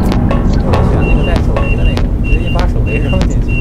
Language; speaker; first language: Chinese; native; Chinese